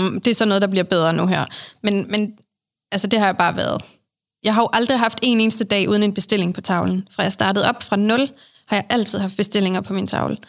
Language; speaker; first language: Danish; native; Danish